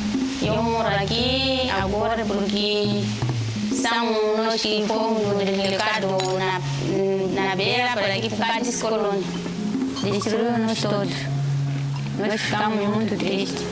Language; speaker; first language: Portuguese; non-native, local second language; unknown